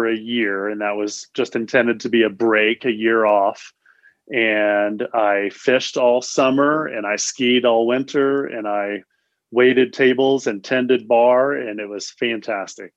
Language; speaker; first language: English; native; English